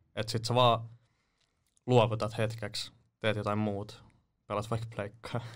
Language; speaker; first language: Finnish; native; Finnish